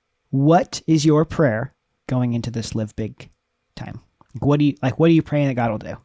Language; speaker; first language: English; native; English